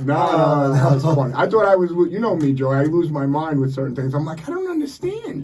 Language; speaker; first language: English; native; English